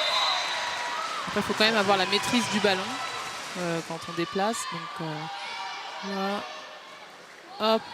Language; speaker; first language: French; native; French